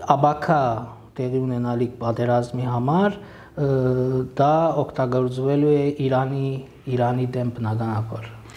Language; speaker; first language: Armenian; early bilingual, heritage; Armenian